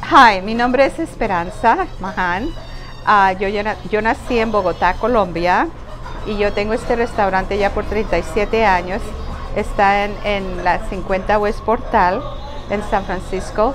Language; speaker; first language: Spanish; early bilingual, other home language; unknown